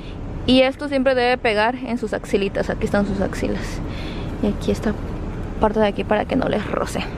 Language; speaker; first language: Spanish; native; Spanish